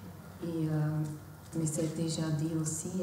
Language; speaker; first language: French; non-native, local second language; Dutch